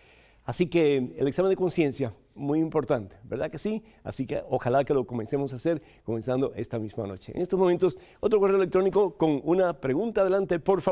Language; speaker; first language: Spanish; native; Spanish